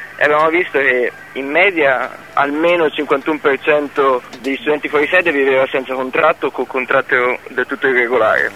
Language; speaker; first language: Italian; native; Italian